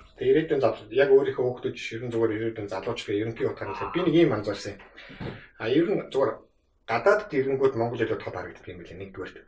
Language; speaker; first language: Mongolian; native; Mongolian